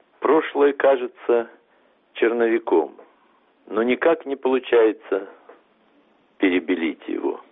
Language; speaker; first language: Russian; non-native, local second language; German